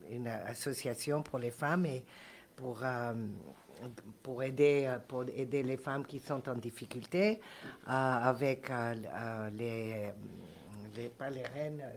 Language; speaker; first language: French; non-native, fluent; Spanish